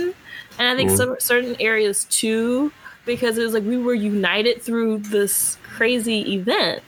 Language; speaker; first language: English; native; English